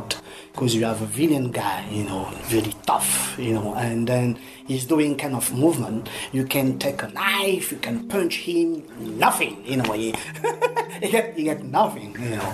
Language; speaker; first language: English; non-native, learner; French